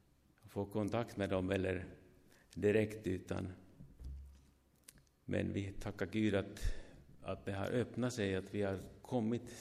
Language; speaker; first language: Swedish; non-native, fluent; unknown